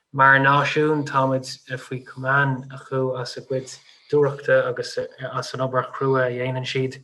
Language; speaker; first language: Irish; non-native, local second language; English